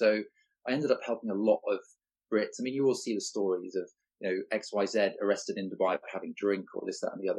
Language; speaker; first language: English; native; English